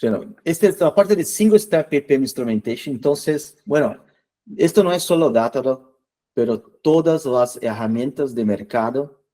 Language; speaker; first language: Spanish; non-native, fluent; Portuguese